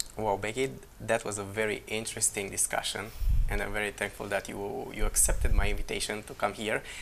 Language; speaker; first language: English; non-native, fluent; Romanian